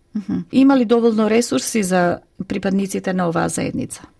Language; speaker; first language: Macedonian; native; Macedonian